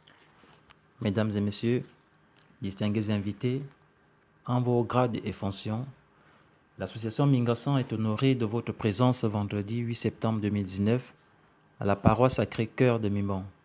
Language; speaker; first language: French; non-native, local second language; Fang